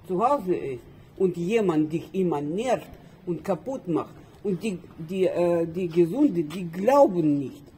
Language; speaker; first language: German; non-native, learner; Russian